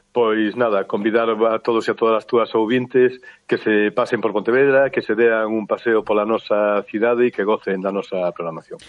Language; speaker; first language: Galician; native; Galician